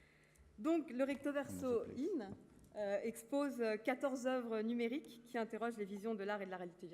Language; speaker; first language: French; native; French